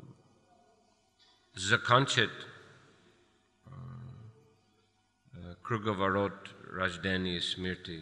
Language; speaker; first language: Russian; non-native, fluent; English